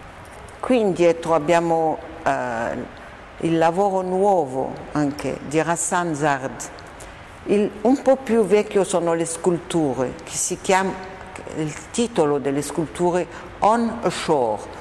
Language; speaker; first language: Italian; non-native, fluent; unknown